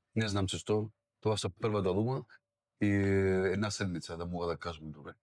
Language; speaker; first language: Bulgarian; non-native, learner; Spanish